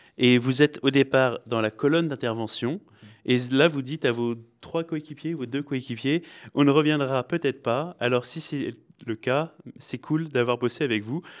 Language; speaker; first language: French; native; French